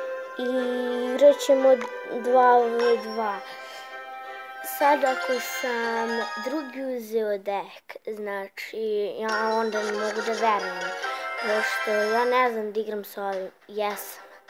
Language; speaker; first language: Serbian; early bilingual, heritage; Serbian